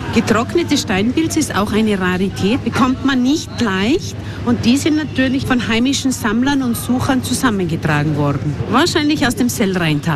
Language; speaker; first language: German; native; German